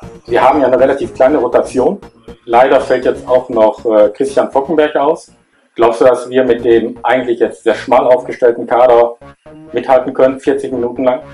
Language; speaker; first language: German; native; German